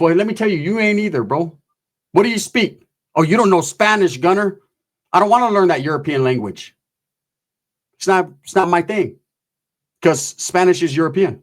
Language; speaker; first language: English; native; English